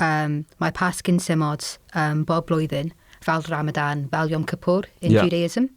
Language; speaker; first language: Welsh; non-native, local second language; English